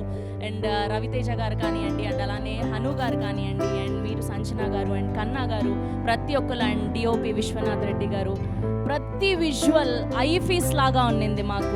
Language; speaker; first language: Telugu; native; Telugu